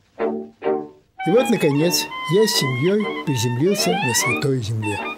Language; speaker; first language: Russian; native; Russian